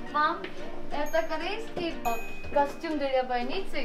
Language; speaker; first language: Russian; non-native, fluent; Korean